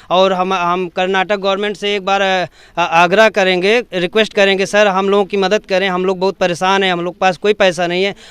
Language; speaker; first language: Hindi; native; Hindi